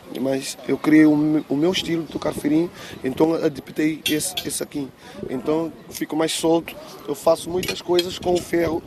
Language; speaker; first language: Portuguese; non-native, local second language; Kabuverdianu